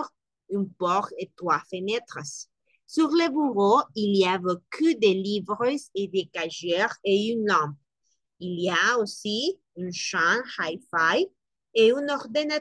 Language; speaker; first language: French; non-native, learner; Spanish